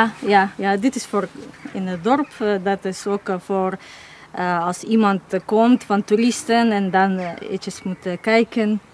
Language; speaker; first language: Dutch; non-native, learner; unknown